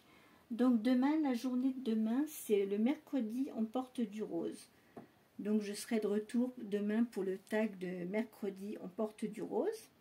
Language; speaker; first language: French; native; French